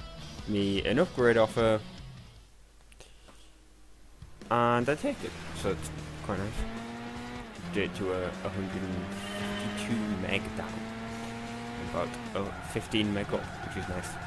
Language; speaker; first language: English; native; English